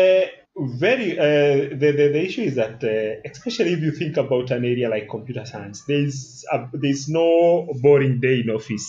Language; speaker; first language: English; non-native, local second language; Kikuyu